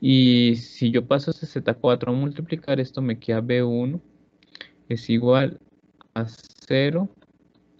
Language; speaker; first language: Spanish; native; Spanish